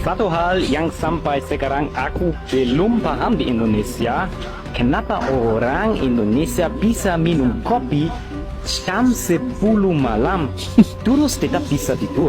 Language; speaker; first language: Indonesian; non-native, fluent; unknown